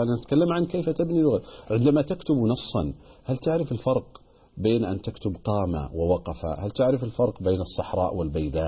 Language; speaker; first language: Arabic; native; Arabic